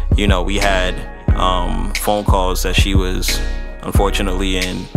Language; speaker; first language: English; native; English